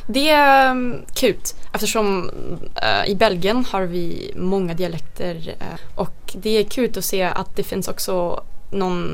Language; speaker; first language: Swedish; non-native, fluent; Dutch